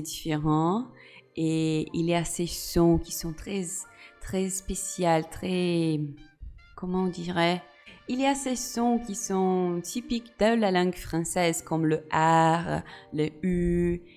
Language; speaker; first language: French; non-native, fluent; Portuguese